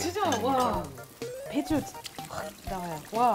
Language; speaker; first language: Korean; non-native, learner; English